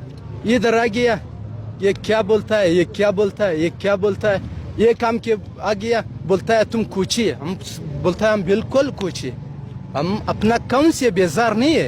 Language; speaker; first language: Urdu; non-native, learner; Pashto